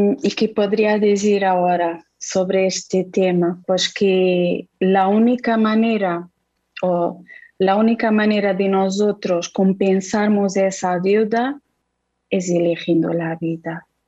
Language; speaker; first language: Spanish; non-native, fluent; Portuguese